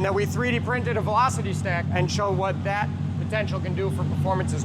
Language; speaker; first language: English; native; English